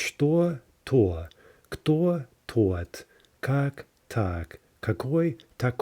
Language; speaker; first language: Russian; non-native, fluent; English